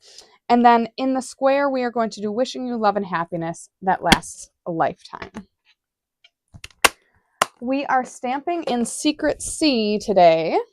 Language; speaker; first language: English; native; English